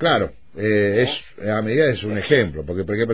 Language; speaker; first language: Spanish; native; Spanish